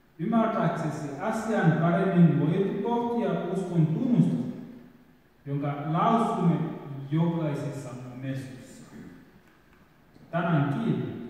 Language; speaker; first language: Finnish; non-native, fluent; Swahili